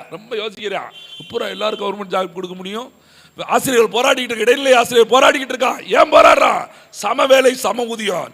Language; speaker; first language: Tamil; native; Tamil